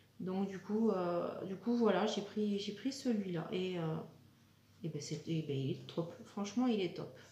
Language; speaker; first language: French; native; French